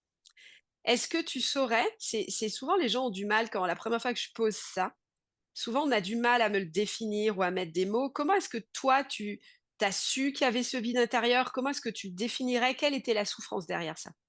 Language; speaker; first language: French; native; French